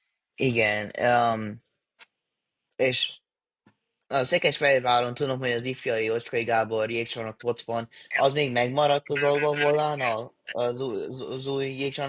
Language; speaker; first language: Hungarian; early bilingual, heritage; English